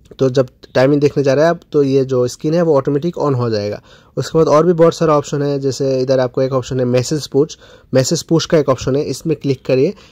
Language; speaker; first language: Hindi; non-native, local second language; Bangla